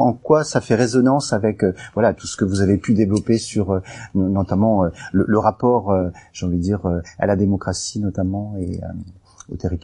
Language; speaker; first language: French; native; French